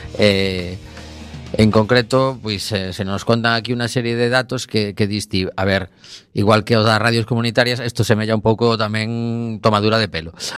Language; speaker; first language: Galician; native; Galician